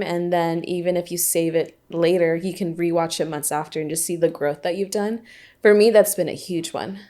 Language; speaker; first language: English; native; English